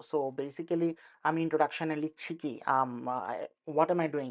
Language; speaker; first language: English; non-native, local second language; Bangla